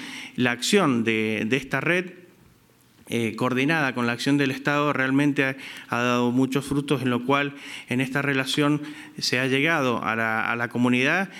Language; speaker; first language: Spanish; native; Spanish